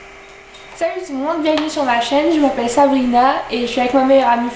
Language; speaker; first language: French; native; French